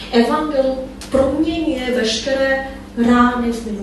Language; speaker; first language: Czech; non-native, fluent; Korean